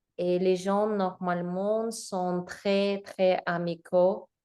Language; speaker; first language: French; non-native, learner; Russian